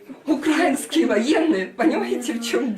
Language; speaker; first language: Russian; native; Russian